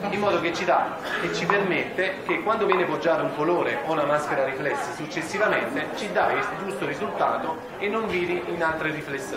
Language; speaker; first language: Italian; native; Italian